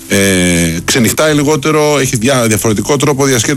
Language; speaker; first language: Greek; native; Greek